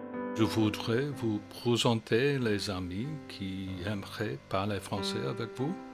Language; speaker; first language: French; non-native, fluent; English